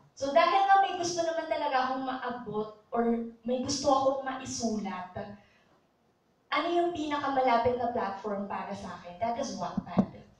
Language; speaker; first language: Filipino; native; Filipino